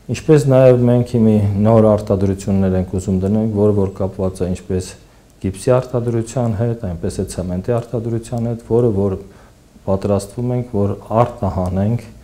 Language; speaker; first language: Armenian; native; Armenian